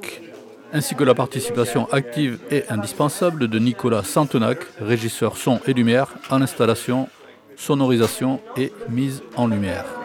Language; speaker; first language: French; native; French